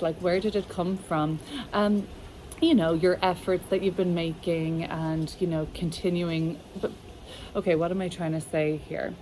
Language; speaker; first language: English; native; English